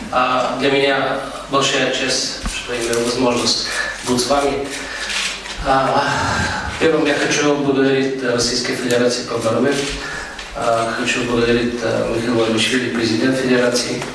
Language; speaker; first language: Russian; non-native, learner; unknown